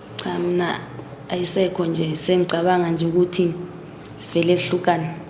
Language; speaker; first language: Zulu; native; Zulu